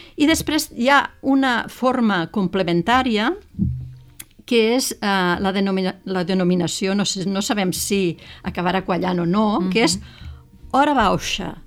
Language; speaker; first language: Catalan; native; Catalan